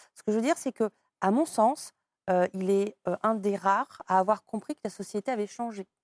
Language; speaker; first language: French; native; French